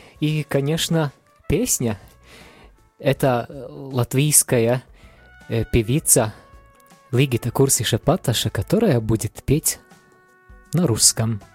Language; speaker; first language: Russian; non-native, fluent; Latvian